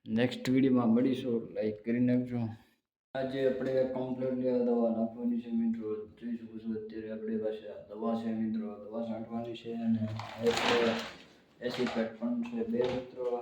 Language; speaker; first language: Gujarati; non-native, local second language; Bhili